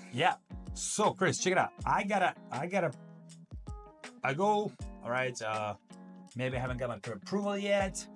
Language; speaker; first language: English; non-native, fluent; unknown